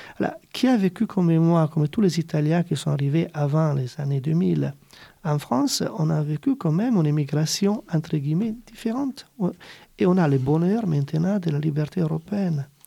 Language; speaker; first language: French; non-native, fluent; Italian